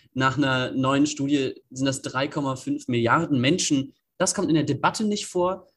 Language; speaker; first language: German; native; German